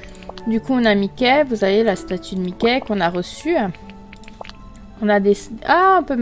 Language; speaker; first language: French; native; French